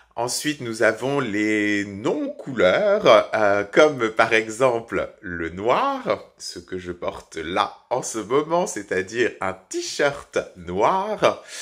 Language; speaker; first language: French; native; French